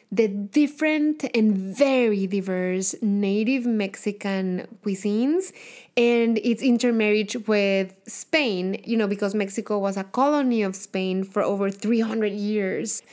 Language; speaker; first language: English; non-native, fluent; Spanish